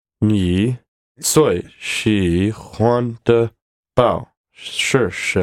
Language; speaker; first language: Chinese; non-native, learner; English